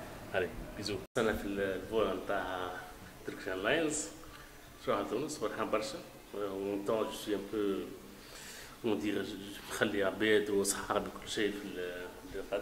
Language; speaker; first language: French; non-native, local second language; Arabic